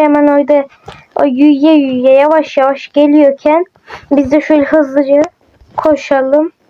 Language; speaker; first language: Turkish; native; Turkish